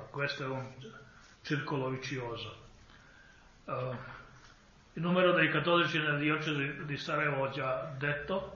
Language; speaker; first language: Italian; non-native, fluent; Croatian